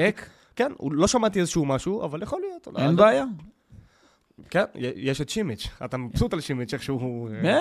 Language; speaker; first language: Hebrew; native; Hebrew